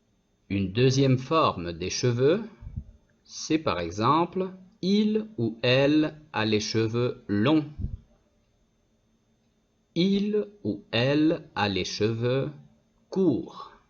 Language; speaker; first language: French; non-native, fluent; Spanish